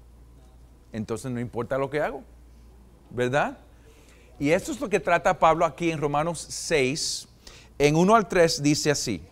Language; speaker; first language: Spanish; non-native, fluent; English